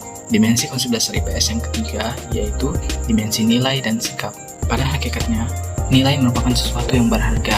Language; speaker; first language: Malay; non-native, local second language; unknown